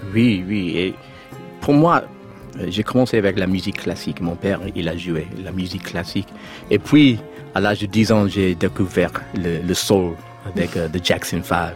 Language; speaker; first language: French; non-native, learner; English